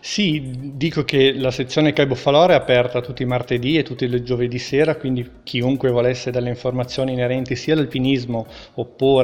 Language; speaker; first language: Italian; native; Italian